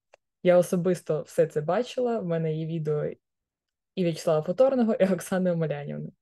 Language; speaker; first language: Ukrainian; native; Ukrainian